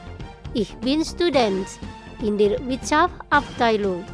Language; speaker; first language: German; non-native, fluent; Indonesian